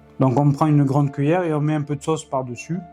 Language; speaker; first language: French; native; French